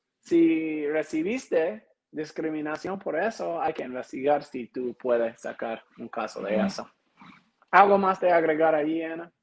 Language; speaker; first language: Spanish; non-native, learner; English